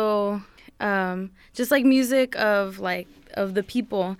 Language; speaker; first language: English; native; English